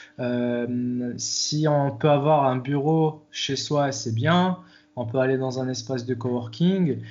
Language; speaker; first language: French; non-native, local second language; Arabic